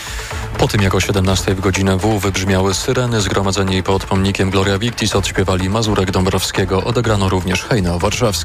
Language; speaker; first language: Polish; native; Polish